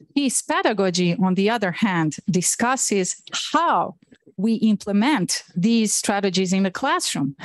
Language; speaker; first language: English; non-native, fluent; Bosnian